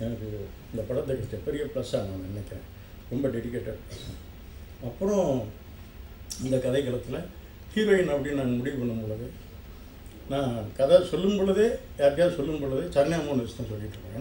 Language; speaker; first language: Tamil; native; Tamil